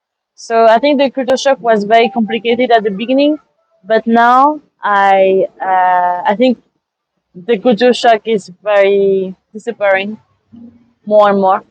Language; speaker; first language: English; non-native, fluent; French